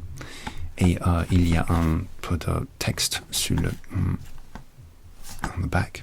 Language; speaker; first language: French; non-native, learner; English